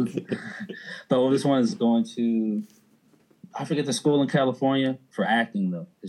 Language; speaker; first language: English; early bilingual, other home language; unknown